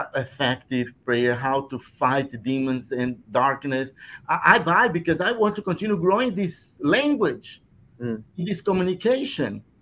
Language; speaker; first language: English; non-native, fluent; Portuguese